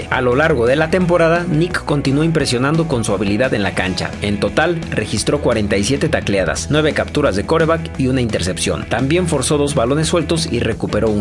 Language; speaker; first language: Spanish; native; Spanish